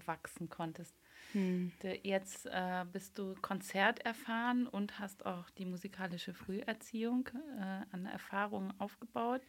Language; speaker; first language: German; native; German